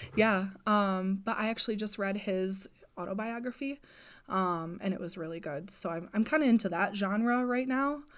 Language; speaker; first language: English; native; English